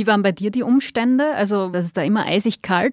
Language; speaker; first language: German; native; German